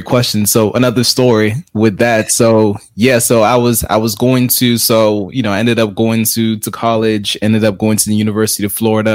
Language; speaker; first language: English; native; English